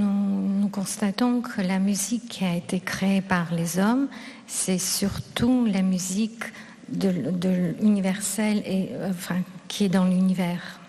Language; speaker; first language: French; non-native, fluent; Russian